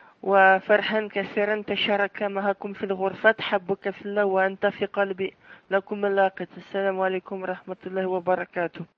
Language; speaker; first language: Arabic; non-native, learner; French